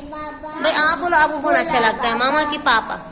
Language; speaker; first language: Hindi; non-native, local second language; Kashmiri